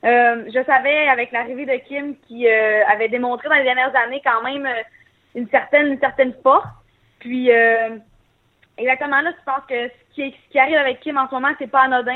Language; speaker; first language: French; native; French